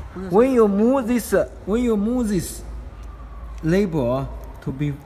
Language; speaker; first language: English; non-native, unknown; Chinese